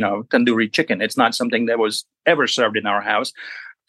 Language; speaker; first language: English; non-native, local second language; Gujarati